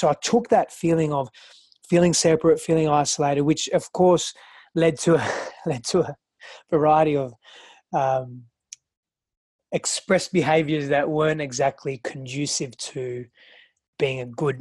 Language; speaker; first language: English; early bilingual, other home language; Greek